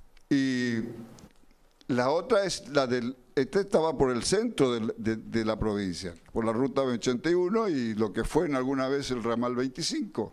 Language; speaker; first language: Spanish; native; Spanish